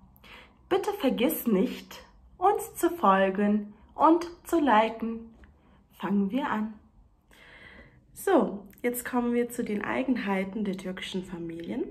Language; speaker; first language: German; early bilingual, other home language; Turkish